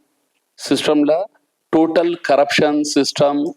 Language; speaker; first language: Telugu; non-native, local second language; Urdu